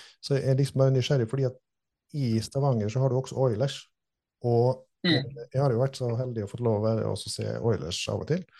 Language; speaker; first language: Norwegian; native; Norwegian